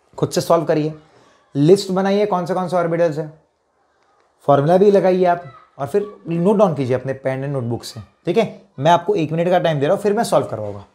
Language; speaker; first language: Hindi; non-native, local second language; Gujarati